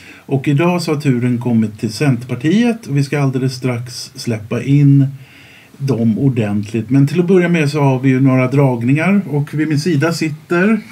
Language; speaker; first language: Swedish; native; Swedish